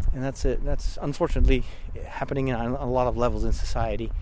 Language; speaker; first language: English; non-native, fluent; Dutch